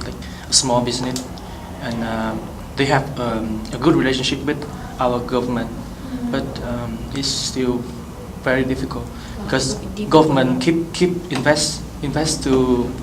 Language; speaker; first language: English; non-native, learner; Vietnamese